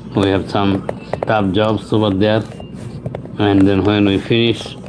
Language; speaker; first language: English; non-native, local second language; Bangla